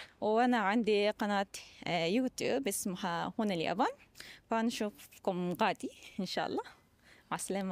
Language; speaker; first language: Arabic; non-native, fluent; Japanese